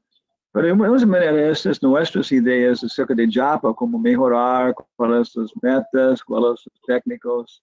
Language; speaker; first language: Spanish; non-native, learner; English